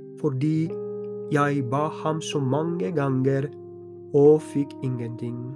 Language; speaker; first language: Norwegian; non-native, fluent; Polish